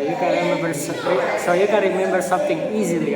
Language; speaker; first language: English; non-native, learner; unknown